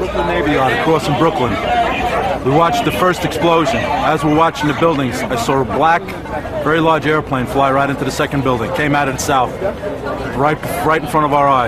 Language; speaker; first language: English; native; English